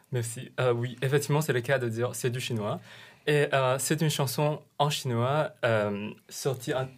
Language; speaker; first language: French; non-native, fluent; Chinese